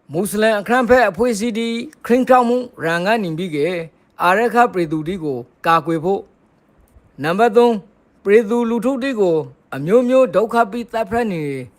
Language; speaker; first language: Burmese; native; Burmese